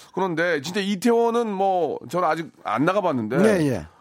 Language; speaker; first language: Korean; native; Korean